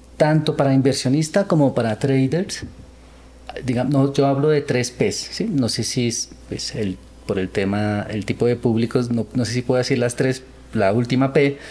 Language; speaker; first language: Spanish; early bilingual, other home language; Korean